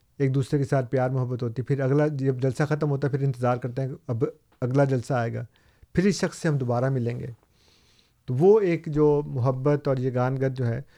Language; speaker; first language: Urdu; native; Urdu